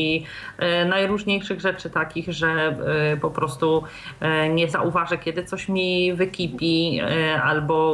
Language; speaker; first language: Polish; native; Polish